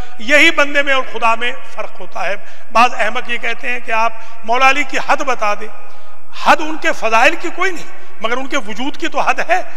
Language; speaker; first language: Urdu; native; Urdu